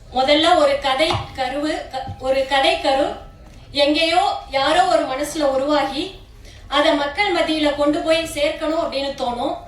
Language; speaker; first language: Tamil; native; Tamil